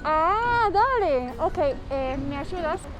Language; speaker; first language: Spanish; non-native, fluent; English